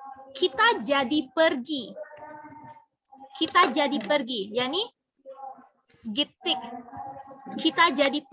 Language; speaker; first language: Indonesian; non-native, fluent; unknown